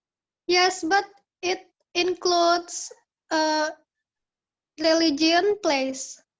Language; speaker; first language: English; non-native, learner; Indonesian